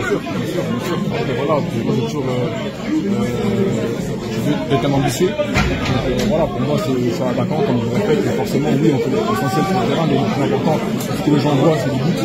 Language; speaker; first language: French; native; French